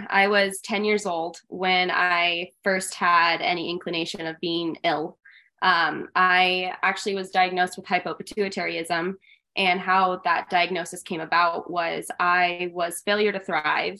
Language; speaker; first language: English; native; English